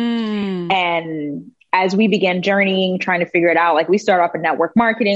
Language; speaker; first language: English; native; English